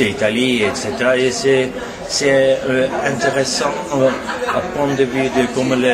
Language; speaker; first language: French; non-native, learner; Norwegian